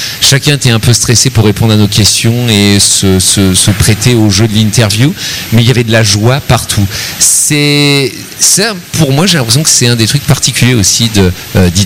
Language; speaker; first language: French; native; French